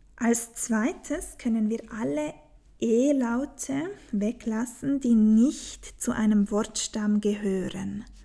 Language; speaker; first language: German; native; German